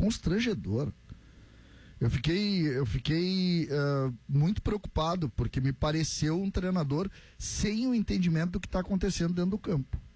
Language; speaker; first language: Portuguese; native; Portuguese